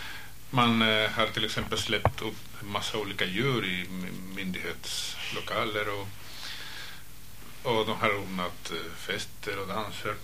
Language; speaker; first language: Swedish; non-native, fluent; Spanish